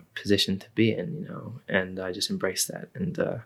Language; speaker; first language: English; native; English